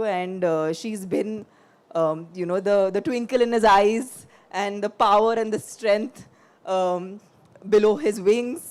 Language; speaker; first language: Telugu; non-native, local second language; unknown